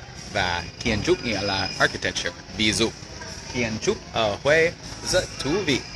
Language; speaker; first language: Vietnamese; non-native, learner; English